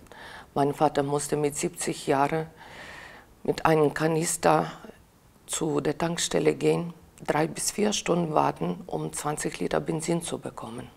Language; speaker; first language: German; non-native, fluent; Ukrainian